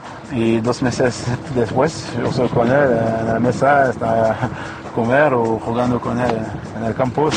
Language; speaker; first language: Spanish; non-native, learner; French